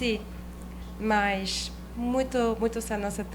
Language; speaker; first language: Portuguese; non-native, learner; French